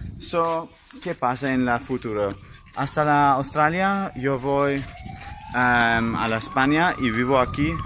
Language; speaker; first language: Spanish; non-native, learner; German